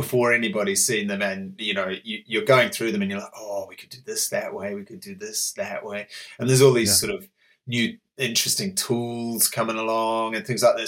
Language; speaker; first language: English; native; English